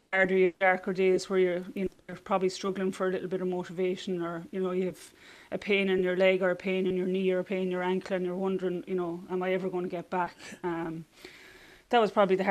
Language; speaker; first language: English; native; English